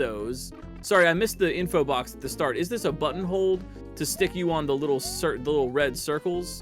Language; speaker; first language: English; native; English